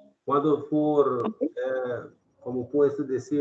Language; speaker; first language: Spanish; non-native, learner; Portuguese